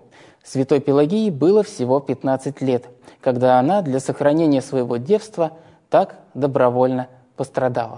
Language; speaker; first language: Russian; native; Russian